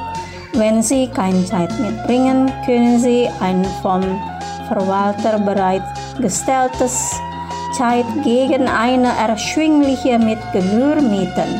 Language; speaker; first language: German; non-native, fluent; Indonesian